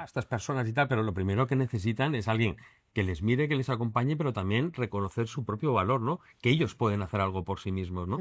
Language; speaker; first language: Spanish; native; Spanish